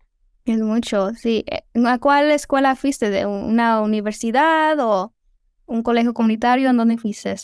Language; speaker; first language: Spanish; early bilingual, heritage; Spanish